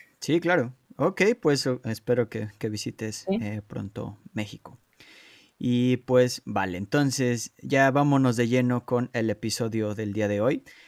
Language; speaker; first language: Spanish; native; Spanish